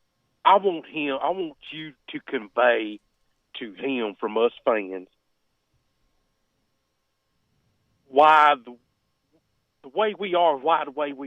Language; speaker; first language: English; native; English